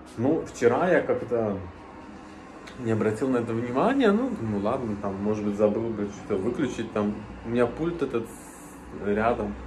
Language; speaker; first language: Russian; native; Russian